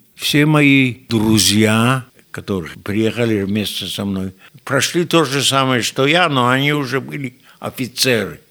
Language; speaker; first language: Russian; non-native, fluent; Yiddish